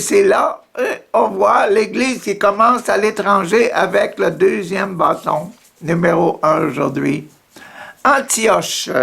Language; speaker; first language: French; native; French